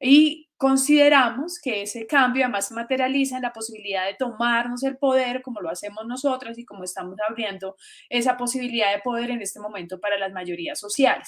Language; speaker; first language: Spanish; native; Spanish